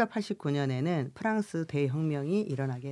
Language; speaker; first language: Korean; native; Korean